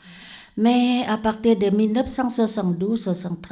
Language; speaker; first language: French; non-native, learner; Lao